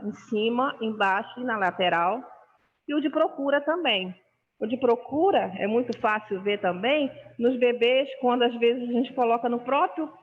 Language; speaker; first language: Portuguese; native; Portuguese